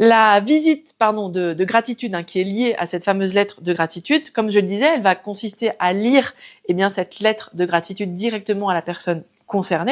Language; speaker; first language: French; native; French